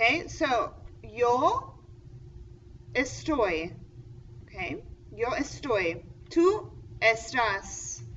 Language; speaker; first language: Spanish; non-native, fluent; English